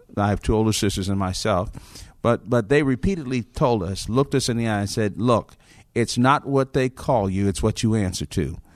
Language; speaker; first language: English; native; English